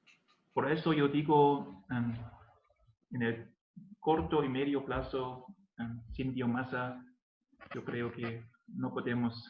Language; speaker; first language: Spanish; non-native, learner; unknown